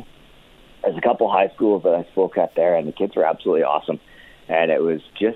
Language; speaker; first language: English; native; English